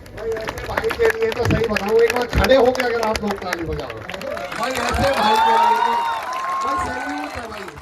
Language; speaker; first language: Hindi; native; Hindi